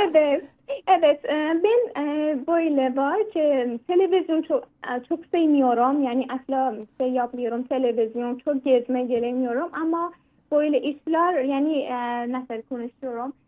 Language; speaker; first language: Turkish; non-native, learner; Persian